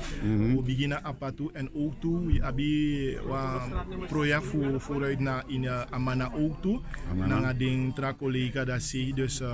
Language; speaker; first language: Dutch; non-native, learner; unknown